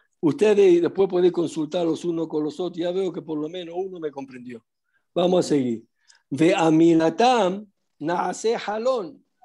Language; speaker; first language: Spanish; non-native, fluent; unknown